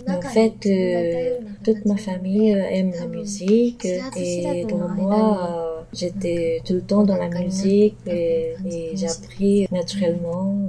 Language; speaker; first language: French; non-native, fluent; Japanese